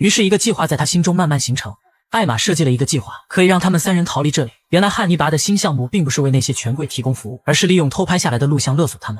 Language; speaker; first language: Chinese; native; Chinese